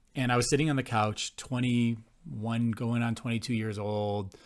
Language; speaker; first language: English; native; English